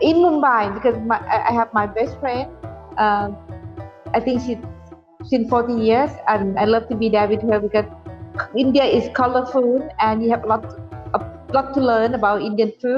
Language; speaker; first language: English; non-native, fluent; Thai